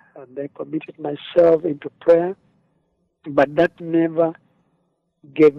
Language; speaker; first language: English; non-native, local second language; Kamba